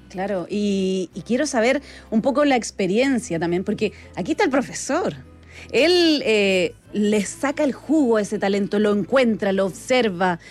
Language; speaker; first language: Spanish; native; Spanish